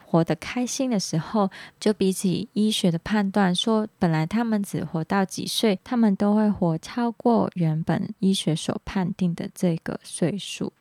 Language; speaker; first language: Chinese; non-native, local second language; Cantonese